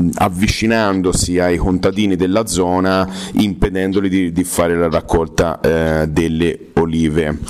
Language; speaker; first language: Italian; native; Italian